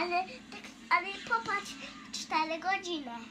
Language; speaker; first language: Polish; early bilingual, other home language; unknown